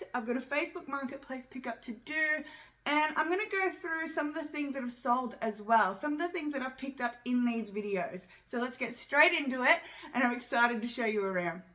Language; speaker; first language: English; native; English